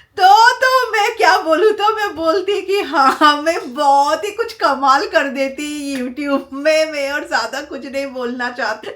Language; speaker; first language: Hindi; non-native, local second language; Bangla